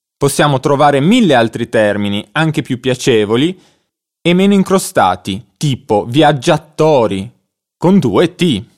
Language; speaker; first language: Italian; native; Italian